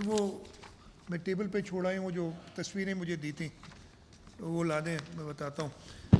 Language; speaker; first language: Urdu; non-native, local second language; Sindhi